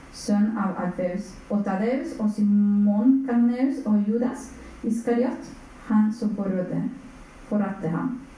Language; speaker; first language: Norwegian; non-native, fluent; Spanish